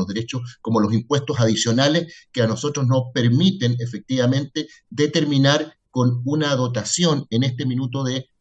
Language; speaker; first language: Spanish; native; Spanish